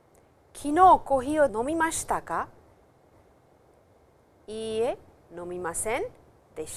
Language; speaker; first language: Japanese; non-native, fluent; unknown